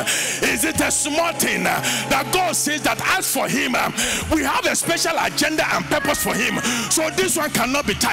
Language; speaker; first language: English; non-native, local second language; Akan